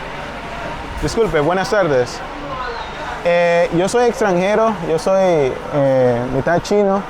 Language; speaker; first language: Spanish; non-native, fluent; English